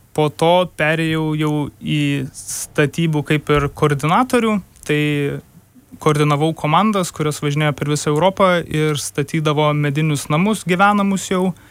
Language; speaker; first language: Lithuanian; early bilingual, heritage; German